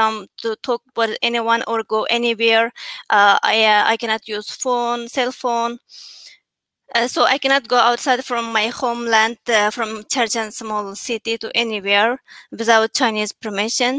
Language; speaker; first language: English; non-native, learner; Chinese